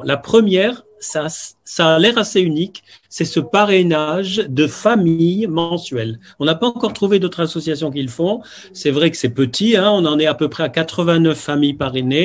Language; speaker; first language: French; native; French